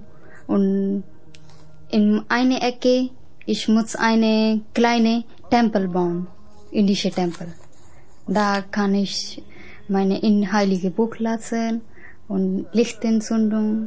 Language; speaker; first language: German; non-native, learner; Punjabi